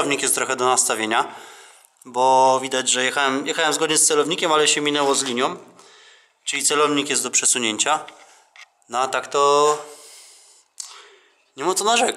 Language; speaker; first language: Polish; native; Polish